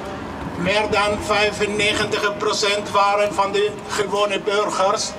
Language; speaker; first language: Dutch; non-native, learner; Arabic